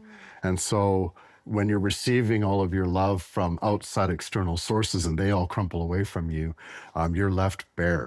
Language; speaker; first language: English; native; English